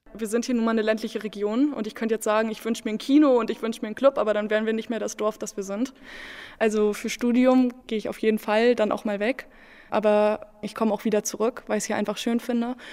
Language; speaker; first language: German; native; German